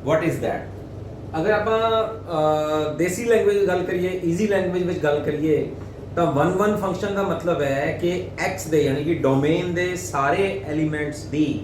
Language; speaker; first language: Hindi; non-native, local second language; Punjabi